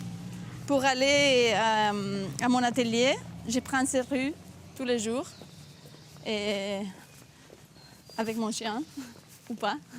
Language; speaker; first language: French; non-native, fluent; Spanish